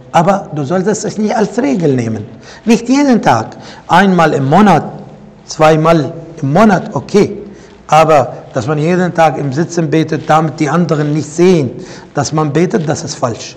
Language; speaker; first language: German; non-native, fluent; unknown